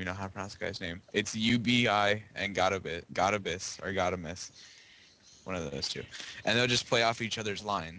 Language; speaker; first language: English; native; English